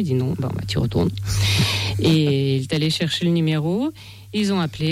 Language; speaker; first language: French; non-native, fluent; Russian